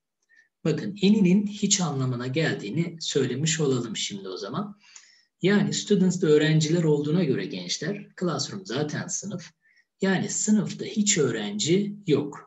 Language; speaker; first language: Turkish; native; Turkish